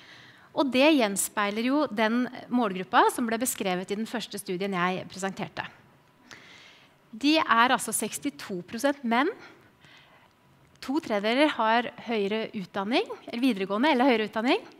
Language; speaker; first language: Norwegian; native; Norwegian